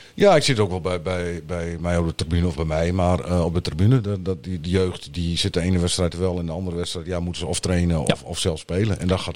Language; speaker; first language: Dutch; native; Dutch